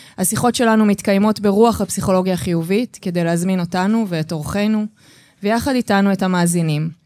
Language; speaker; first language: Hebrew; native; Hebrew